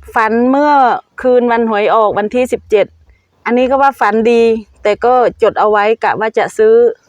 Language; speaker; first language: Thai; native; Thai